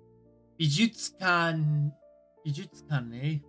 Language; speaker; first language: Japanese; non-native, learner; English